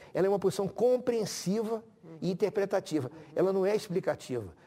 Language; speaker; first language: Portuguese; native; Portuguese